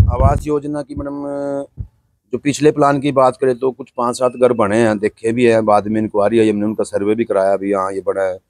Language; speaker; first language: Hindi; native; Hindi